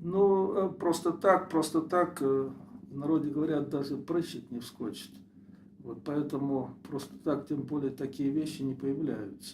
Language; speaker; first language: Russian; native; Russian